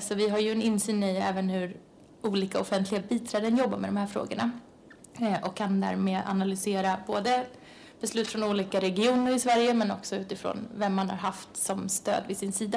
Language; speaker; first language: Swedish; native; Swedish